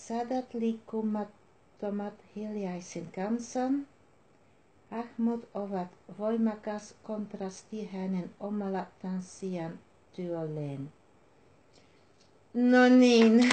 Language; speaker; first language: Finnish; non-native, learner; Dutch